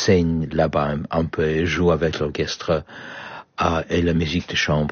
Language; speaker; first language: French; non-native, fluent; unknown